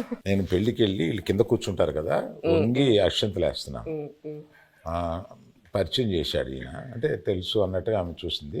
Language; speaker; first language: Telugu; native; Telugu